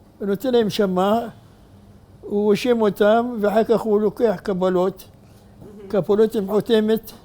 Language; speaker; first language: Hebrew; non-native, fluent; Arabic